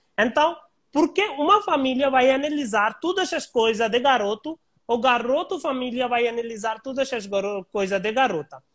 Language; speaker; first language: Portuguese; non-native, learner; Hindi